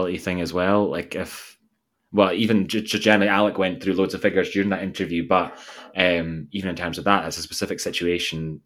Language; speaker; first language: English; native; English